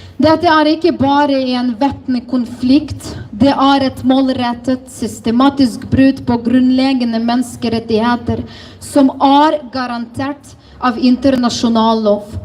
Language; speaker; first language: Norwegian; non-native, fluent; Ukrainian